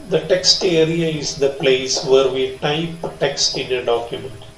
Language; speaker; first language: English; non-native, local second language; Malayalam